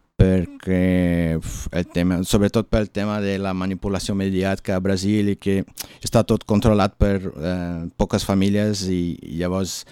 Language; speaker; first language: Catalan; non-native, learner; Portuguese